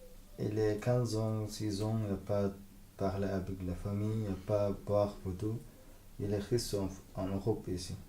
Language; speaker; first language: French; non-native, learner; Arabic